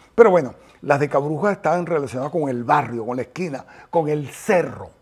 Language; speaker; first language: Spanish; native; Spanish